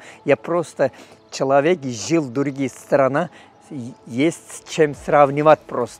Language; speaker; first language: Russian; non-native, fluent; Turkish